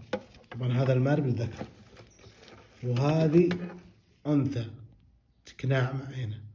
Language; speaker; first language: Arabic; native; Arabic